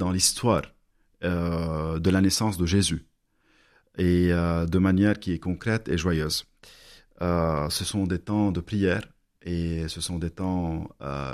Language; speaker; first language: French; non-native, local second language; Arabic